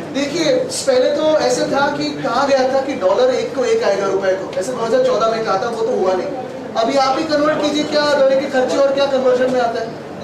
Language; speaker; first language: Hindi; non-native, local second language; Marathi